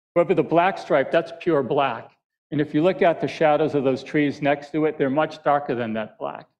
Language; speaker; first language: English; native; English